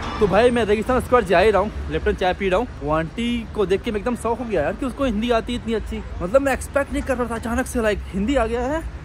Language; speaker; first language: Hindi; native; Hindi